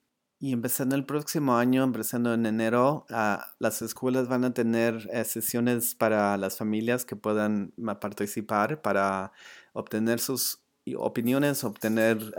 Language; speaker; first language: Spanish; early bilingual, other home language; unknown